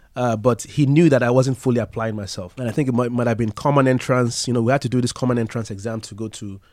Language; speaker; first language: English; non-native, local second language; Yoruba